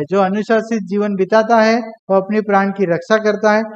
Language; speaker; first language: Hindi; non-native, local second language; Marathi